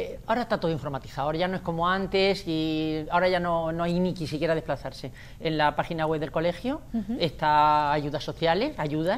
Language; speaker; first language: Spanish; native; Spanish